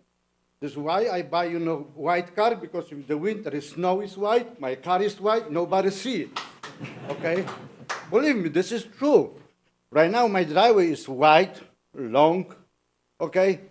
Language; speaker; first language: English; non-native, learner; Polish